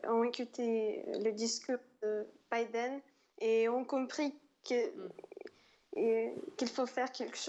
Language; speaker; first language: French; non-native, fluent; Ukrainian